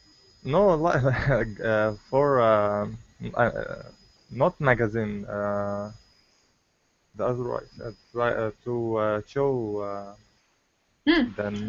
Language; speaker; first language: English; non-native, learner; Arabic